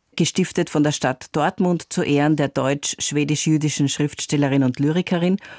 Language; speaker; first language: German; native; German